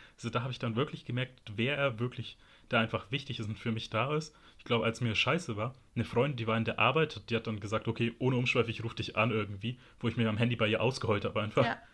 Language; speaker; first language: German; native; German